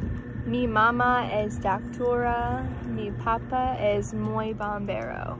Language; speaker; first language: Spanish; non-native, learner; English